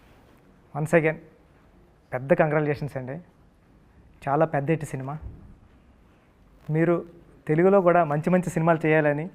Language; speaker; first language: Telugu; native; Telugu